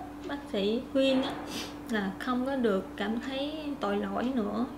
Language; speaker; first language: Vietnamese; native; Vietnamese